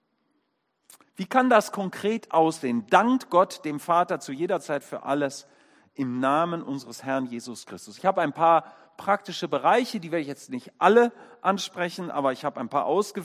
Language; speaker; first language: German; native; German